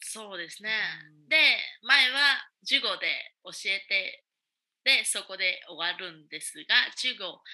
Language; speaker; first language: Japanese; non-native, fluent; Vietnamese